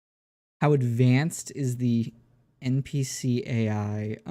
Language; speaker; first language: English; native; English